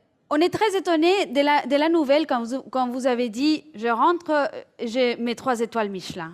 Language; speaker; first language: French; non-native, fluent; Spanish